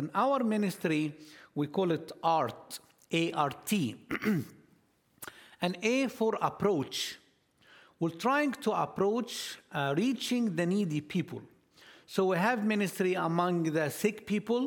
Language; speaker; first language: English; non-native, fluent; Arabic